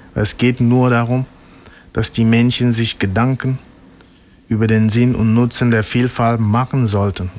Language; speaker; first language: German; non-native, fluent; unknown